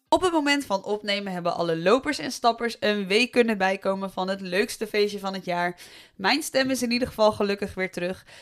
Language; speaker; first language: Dutch; native; Dutch